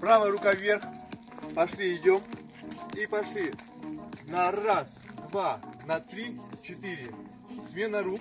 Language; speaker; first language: Russian; native; Russian